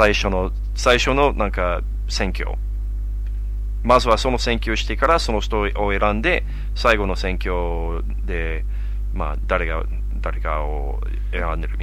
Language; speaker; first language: Japanese; non-native, fluent; English